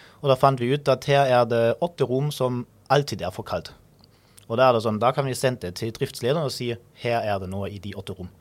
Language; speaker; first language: Norwegian; non-native, fluent; German